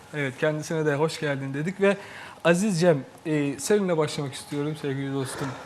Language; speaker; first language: Turkish; native; Turkish